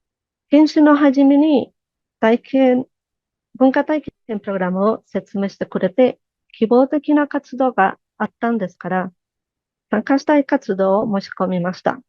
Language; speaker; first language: Japanese; non-native, learner; Spanish